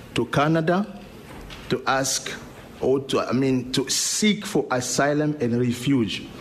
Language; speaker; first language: English; non-native, learner; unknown